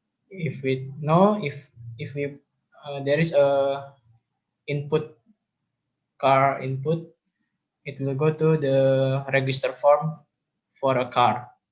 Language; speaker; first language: English; non-native, learner; Indonesian